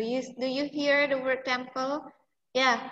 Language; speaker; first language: English; non-native, fluent; Indonesian